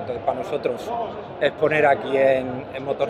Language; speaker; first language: Spanish; native; Spanish